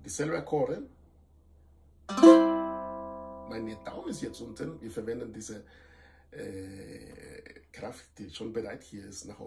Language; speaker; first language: German; non-native, fluent; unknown